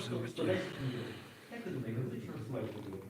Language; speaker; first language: Ukrainian; native; Ukrainian